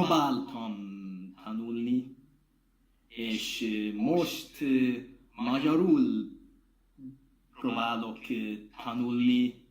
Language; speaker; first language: Hungarian; non-native, learner; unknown